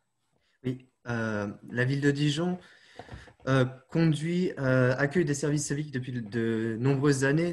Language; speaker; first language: French; native; French